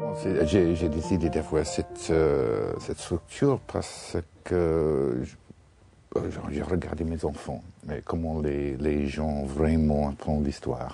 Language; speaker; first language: French; non-native, fluent; English